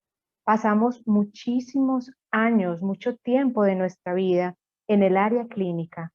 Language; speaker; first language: Spanish; native; Spanish